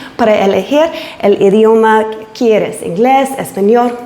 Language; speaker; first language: Spanish; non-native, learner; English